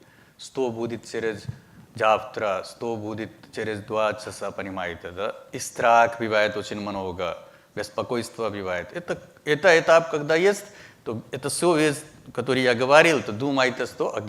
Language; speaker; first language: Russian; non-native, learner; Hindi